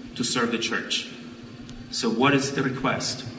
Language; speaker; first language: English; non-native, fluent; Ukrainian